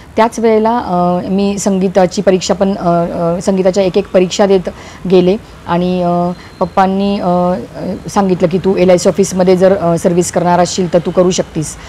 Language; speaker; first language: Marathi; native; Marathi